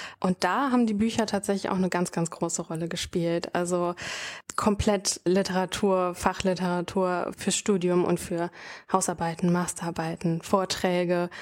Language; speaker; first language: German; native; German